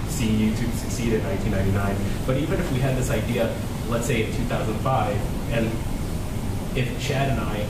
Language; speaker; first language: English; native; English